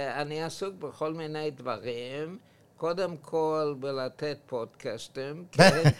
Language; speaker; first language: Hebrew; non-native, fluent; English